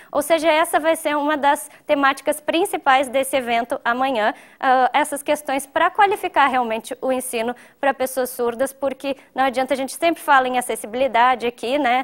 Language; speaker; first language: Portuguese; native; Portuguese